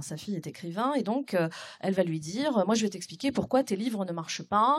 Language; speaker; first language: French; native; French